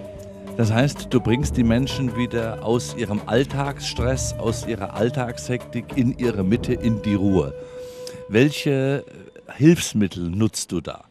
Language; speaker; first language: German; native; German